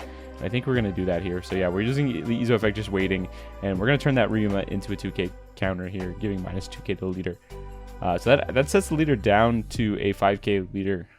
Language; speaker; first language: English; native; English